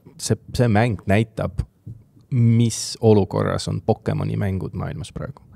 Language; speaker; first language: Estonian; non-native, local second language; Russian